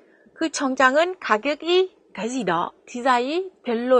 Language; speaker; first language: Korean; non-native, fluent; Vietnamese